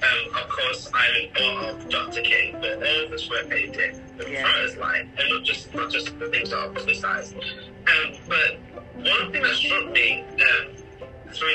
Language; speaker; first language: English; native; English